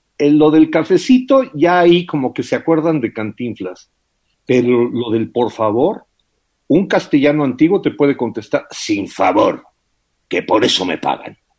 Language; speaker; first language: Spanish; early bilingual, heritage; English